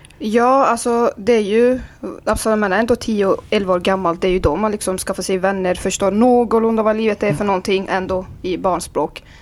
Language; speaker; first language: Swedish; early bilingual, other home language; Azerbaijani